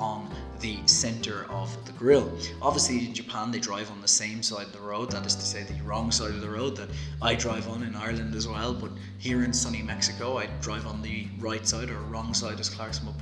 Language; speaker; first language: English; native; English